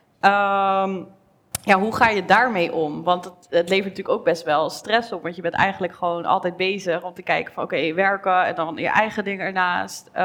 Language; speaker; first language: Dutch; native; Dutch